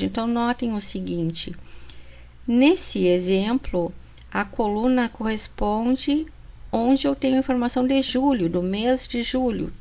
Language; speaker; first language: Portuguese; native; Portuguese